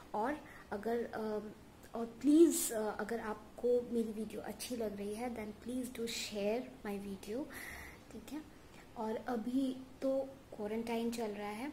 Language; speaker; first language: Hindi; non-native, local second language; Assamese